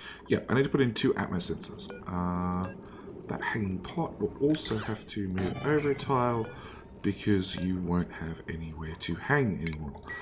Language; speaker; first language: English; native; English